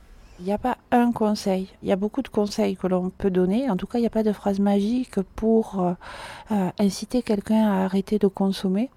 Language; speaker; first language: French; native; French